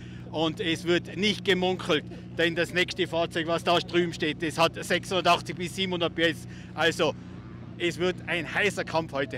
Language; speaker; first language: German; native; German